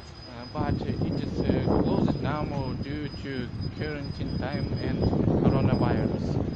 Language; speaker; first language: English; non-native, learner; Russian